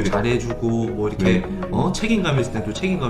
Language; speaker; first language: Korean; native; Korean